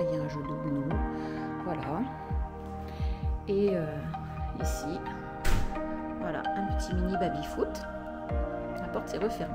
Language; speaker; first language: French; native; French